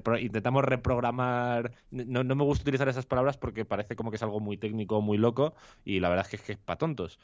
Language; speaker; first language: Spanish; native; Spanish